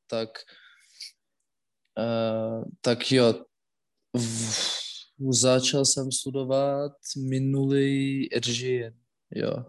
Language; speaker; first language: Czech; non-native, learner; Russian